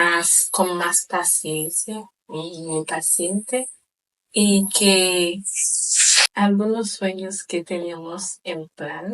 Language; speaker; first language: Spanish; non-native, local second language; Haitian Creole